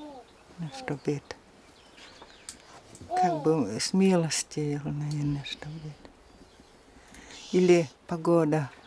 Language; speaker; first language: Russian; native; Russian